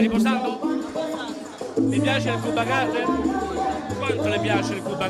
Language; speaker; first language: Italian; native; Italian